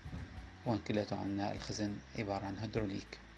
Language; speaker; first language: Arabic; native; Arabic